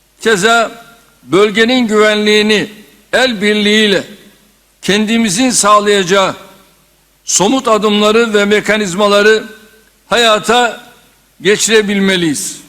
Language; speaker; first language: Turkish; native; Turkish